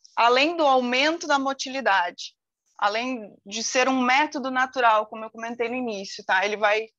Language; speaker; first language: Portuguese; native; Portuguese